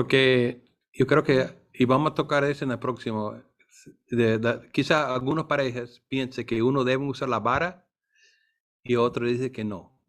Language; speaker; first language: Spanish; non-native, fluent; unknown